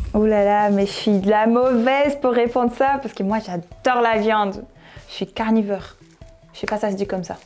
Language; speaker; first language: French; non-native, fluent; Portuguese